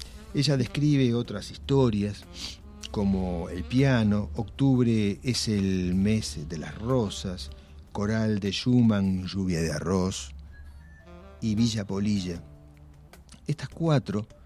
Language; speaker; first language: Spanish; native; Spanish